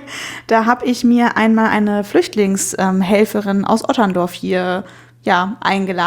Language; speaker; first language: German; native; German